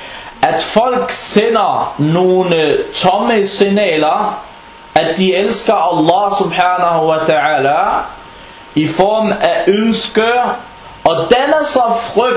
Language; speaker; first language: Danish; non-native, fluent; Arabic